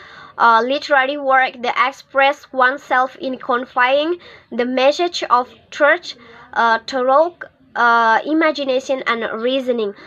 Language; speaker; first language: English; non-native, learner; Indonesian